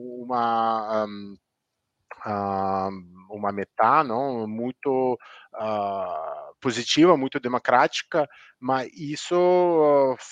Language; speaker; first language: Portuguese; non-native, learner; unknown